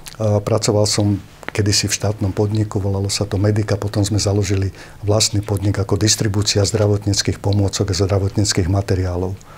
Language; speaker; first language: Slovak; native; Slovak